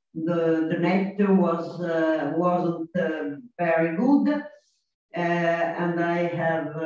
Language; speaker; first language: English; non-native, learner; Italian